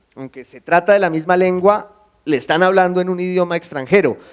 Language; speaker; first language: Spanish; native; Spanish